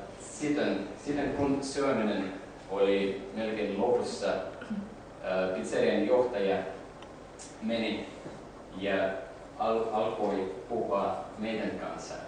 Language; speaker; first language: Finnish; non-native, learner; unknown